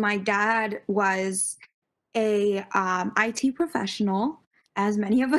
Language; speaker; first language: English; early bilingual, other home language; Tamil